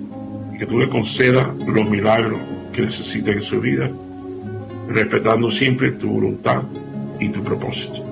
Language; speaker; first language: Spanish; native; Spanish